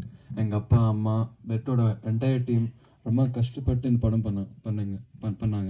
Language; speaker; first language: Tamil; non-native, local second language; Telugu